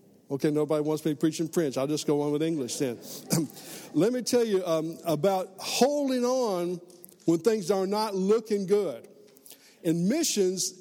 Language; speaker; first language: English; native; English